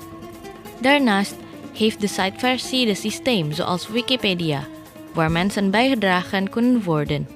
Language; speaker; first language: Dutch; non-native, learner; Indonesian